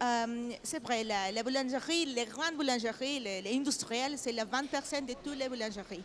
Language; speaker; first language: French; non-native, learner; Spanish